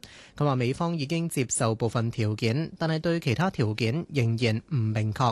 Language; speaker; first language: Chinese; non-native, local second language; Cantonese